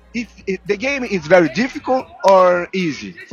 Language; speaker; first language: English; non-native, learner; Portuguese